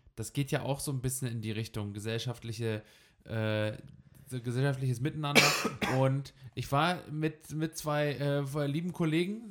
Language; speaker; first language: German; native; German